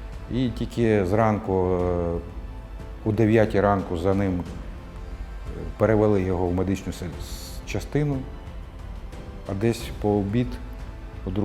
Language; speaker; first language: Ukrainian; non-native, local second language; Russian